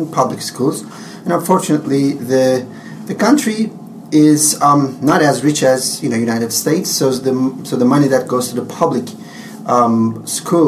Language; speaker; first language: English; non-native, fluent; Turkish